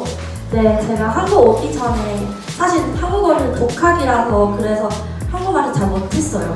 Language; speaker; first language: Korean; non-native, fluent; Chinese